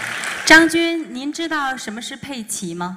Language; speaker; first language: Chinese; native; Chinese